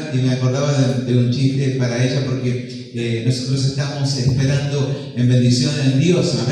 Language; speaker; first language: Spanish; native; Spanish